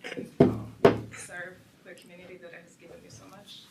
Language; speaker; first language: English; non-native, local second language; Kinyarwanda